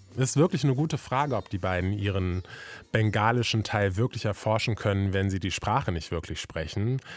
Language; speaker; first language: German; native; German